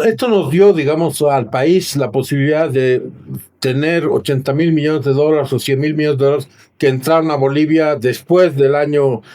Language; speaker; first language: Spanish; native; Spanish